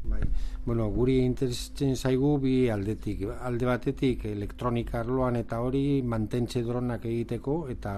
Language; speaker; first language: Basque; non-native, local second language; Spanish